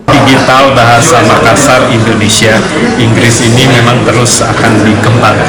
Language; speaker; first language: Indonesian; native; Indonesian